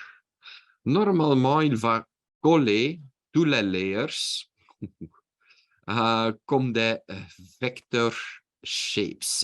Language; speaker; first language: French; non-native, local second language; Dutch